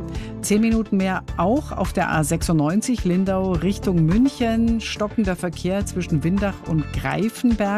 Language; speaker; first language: German; native; German